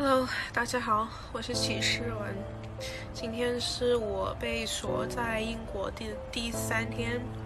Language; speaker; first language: Chinese; early bilingual, other home language; English